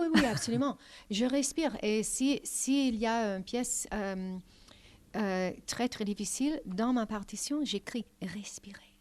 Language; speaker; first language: French; non-native, fluent; English